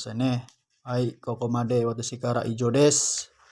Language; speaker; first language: Japanese; non-native, learner; Indonesian